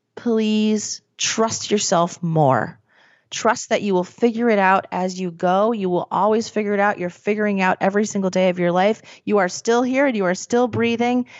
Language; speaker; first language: English; native; English